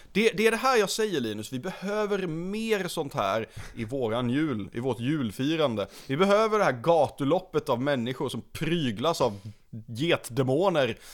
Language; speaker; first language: Swedish; native; Swedish